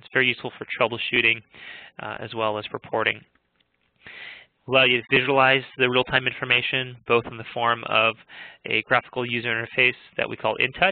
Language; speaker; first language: English; native; English